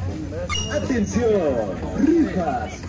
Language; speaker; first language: Spanish; native; Spanish